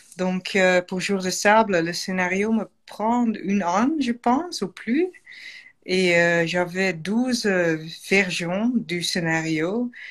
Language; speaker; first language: French; non-native, learner; Dutch